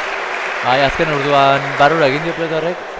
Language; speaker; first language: Basque; native; Basque